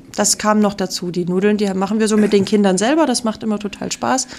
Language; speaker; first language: German; native; German